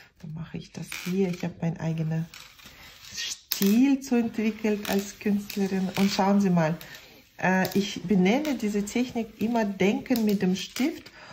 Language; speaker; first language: German; non-native, fluent; Russian